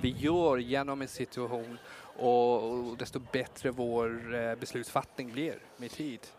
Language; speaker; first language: Swedish; non-native, fluent; English